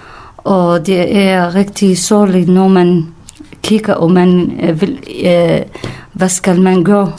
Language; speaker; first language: Danish; non-native, learner; Kurdish